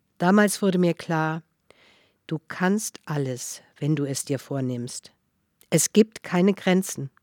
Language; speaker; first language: German; non-native, fluent; Russian